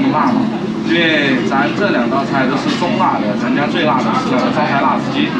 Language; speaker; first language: Chinese; native; Chinese